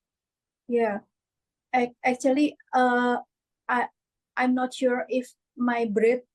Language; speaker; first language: English; non-native, learner; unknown